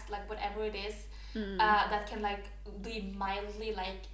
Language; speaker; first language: English; non-native, fluent; Norwegian